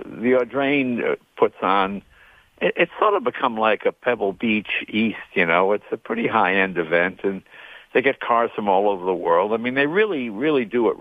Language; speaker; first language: English; native; English